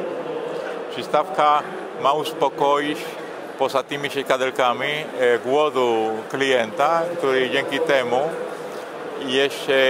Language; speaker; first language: Polish; non-native, fluent; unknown